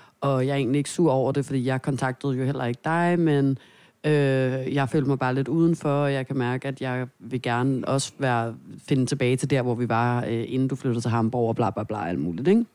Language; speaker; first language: Danish; native; Danish